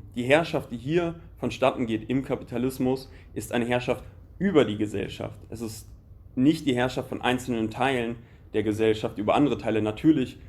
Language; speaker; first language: German; native; German